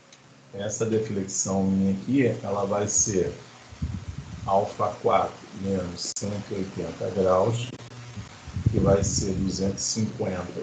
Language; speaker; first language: Portuguese; native; Portuguese